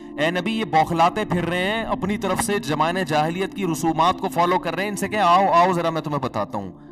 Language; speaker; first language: Urdu; native; Urdu